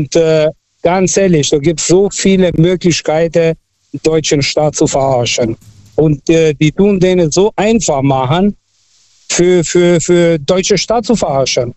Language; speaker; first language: German; non-native, fluent; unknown